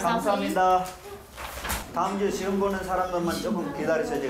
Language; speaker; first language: Korean; non-native, fluent; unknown